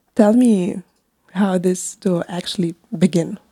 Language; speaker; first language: English; non-native, fluent; Lithuanian